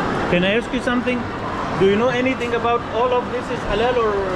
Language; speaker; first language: English; non-native, fluent; Pashto